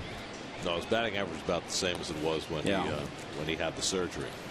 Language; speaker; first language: English; native; English